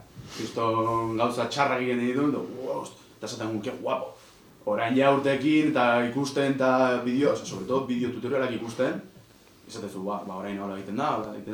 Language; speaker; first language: Basque; non-native, local second language; Spanish